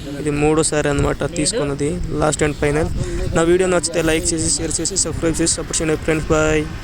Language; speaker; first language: Telugu; native; Telugu